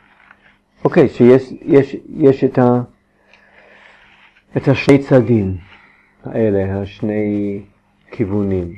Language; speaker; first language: Hebrew; non-native, fluent; English